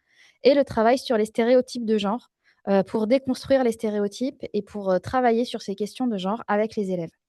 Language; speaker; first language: French; native; French